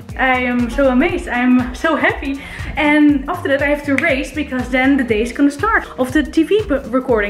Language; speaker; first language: English; non-native, fluent; Dutch